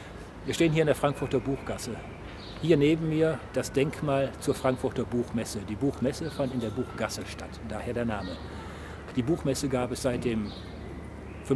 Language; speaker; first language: German; native; German